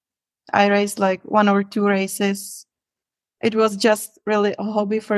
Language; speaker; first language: English; non-native, fluent; Czech